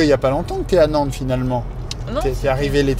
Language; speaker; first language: French; native; French